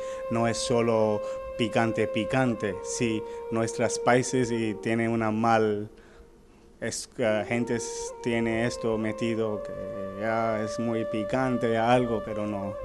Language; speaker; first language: Spanish; non-native, learner; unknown